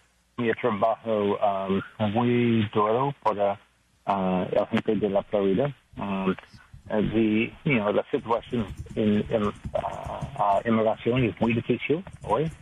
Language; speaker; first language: Spanish; non-native, learner; English